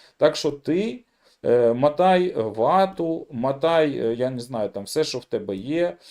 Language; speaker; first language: Ukrainian; non-native, local second language; Russian